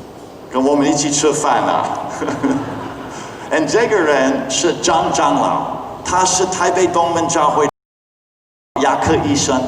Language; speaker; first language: Chinese; non-native, fluent; English